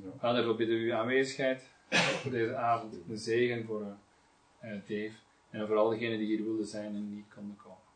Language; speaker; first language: Dutch; native; Dutch